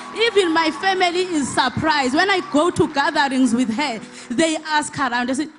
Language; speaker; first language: English; non-native, local second language; Xhosa